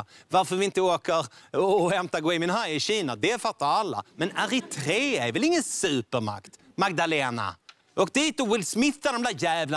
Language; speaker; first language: Swedish; native; Swedish